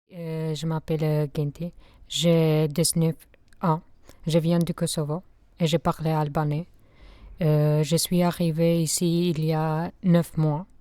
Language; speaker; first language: French; non-native, learner; Albanian